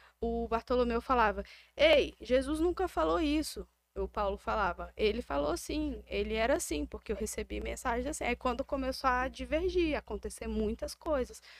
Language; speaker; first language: Portuguese; native; Portuguese